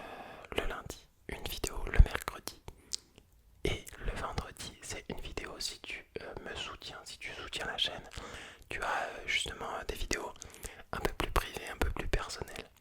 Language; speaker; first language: French; native; French